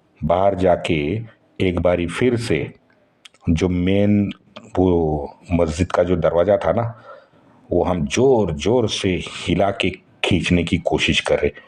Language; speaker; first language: Hindi; non-native, local second language; Marathi